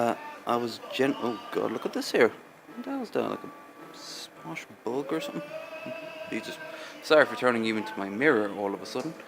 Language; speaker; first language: English; native; English